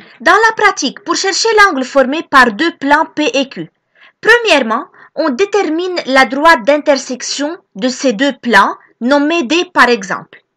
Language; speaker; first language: French; non-native, local second language; Arabic